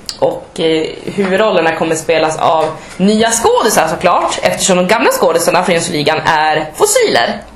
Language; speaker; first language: Swedish; native; Swedish